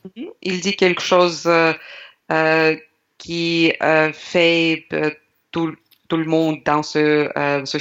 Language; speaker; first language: French; non-native, learner; Russian